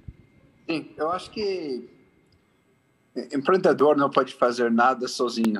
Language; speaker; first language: Portuguese; non-native, fluent; English